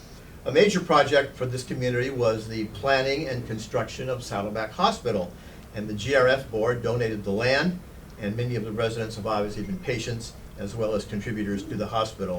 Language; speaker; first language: English; native; English